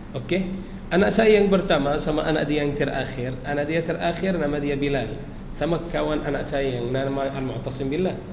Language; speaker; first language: Malay; non-native, fluent; Arabic